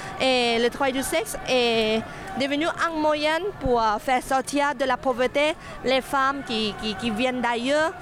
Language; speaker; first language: French; non-native, fluent; Thai